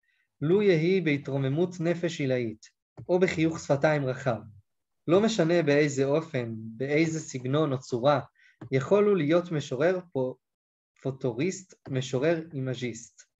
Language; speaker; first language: Hebrew; native; Hebrew